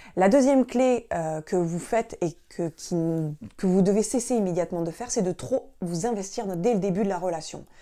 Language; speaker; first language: French; native; French